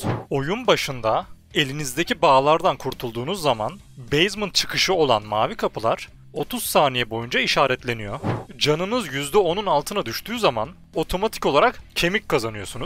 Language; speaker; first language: Turkish; native; Turkish